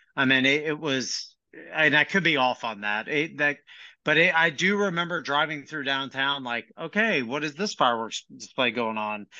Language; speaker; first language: English; native; English